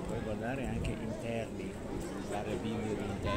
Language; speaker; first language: Italian; native; Italian